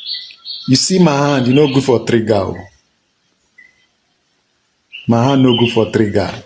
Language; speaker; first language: Nigerian Pidgin; non-native, local second language; Igbo